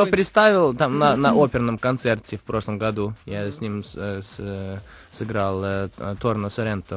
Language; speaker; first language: Russian; early bilingual, heritage; Russian